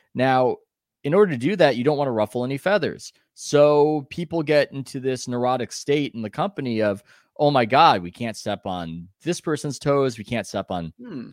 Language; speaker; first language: English; native; English